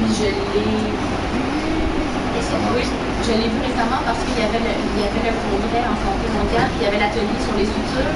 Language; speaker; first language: French; native; French